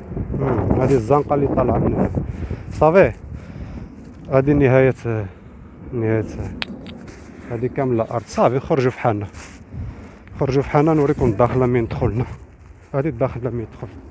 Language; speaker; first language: Arabic; native; Arabic